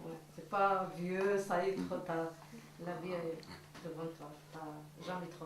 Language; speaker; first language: French; non-native, learner; Arabic